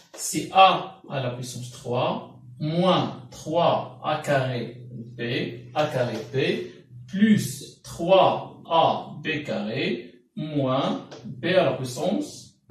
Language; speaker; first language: French; non-native, local second language; Arabic